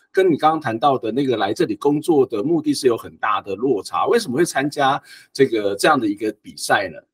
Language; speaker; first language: Chinese; native; Chinese